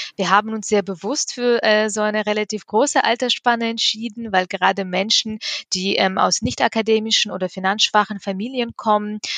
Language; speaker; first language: German; early bilingual, other home language; Russian